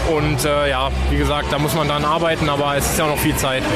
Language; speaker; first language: German; native; German